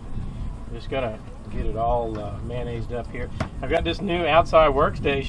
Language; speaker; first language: English; native; English